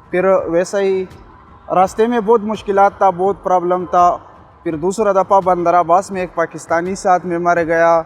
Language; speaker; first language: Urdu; non-native, local second language; Pashto